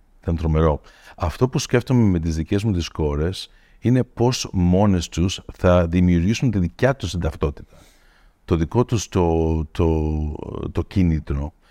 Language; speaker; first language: Greek; early bilingual, heritage; Greek